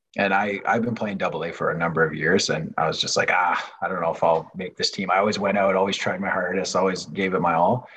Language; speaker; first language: English; non-native, fluent; French